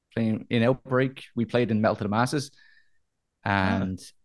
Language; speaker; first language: English; native; English